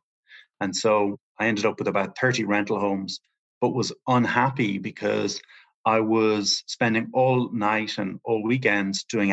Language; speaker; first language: English; native; English